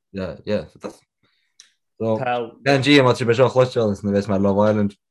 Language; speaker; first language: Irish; native; Irish